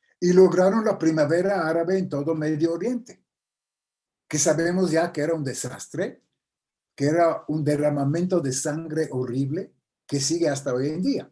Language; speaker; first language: Spanish; non-native, fluent; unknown